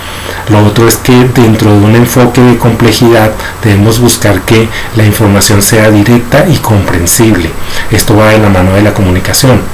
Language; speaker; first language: Spanish; native; Spanish